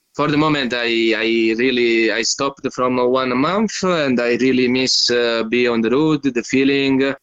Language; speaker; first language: English; non-native, learner; Italian